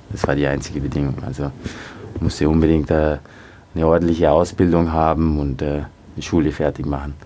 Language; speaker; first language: German; early bilingual, other home language; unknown